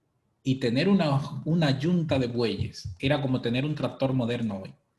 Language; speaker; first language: Spanish; native; Spanish